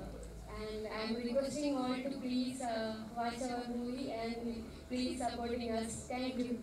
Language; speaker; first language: Telugu; non-native, learner; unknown